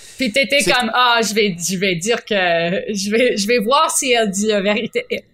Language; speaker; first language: French; non-native, fluent; English